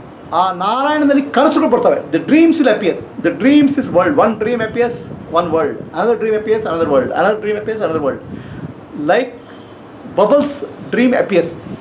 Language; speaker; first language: English; non-native, local second language; Kannada